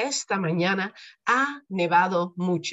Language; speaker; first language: Spanish; non-native, fluent; Dutch